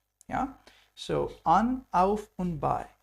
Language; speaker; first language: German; non-native, fluent; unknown